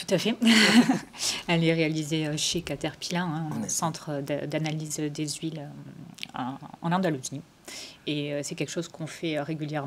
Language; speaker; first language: French; native; French